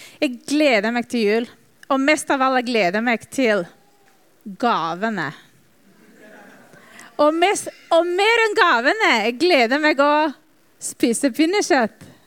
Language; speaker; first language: Norwegian; non-native, fluent; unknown